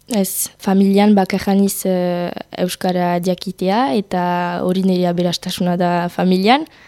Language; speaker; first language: Basque; non-native, local second language; French